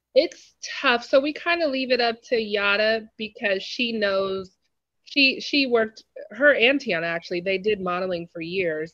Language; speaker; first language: English; native; English